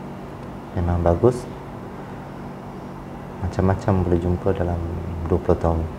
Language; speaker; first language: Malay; non-native, local second language; Tamil